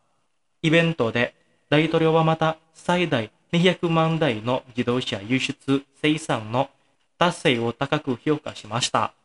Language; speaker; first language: Japanese; non-native, fluent; Indonesian